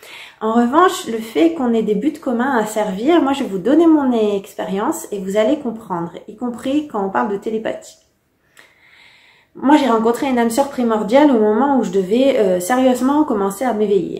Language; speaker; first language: French; native; French